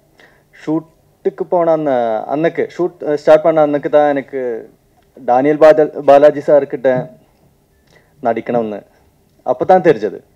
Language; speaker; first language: Tamil; non-native, learner; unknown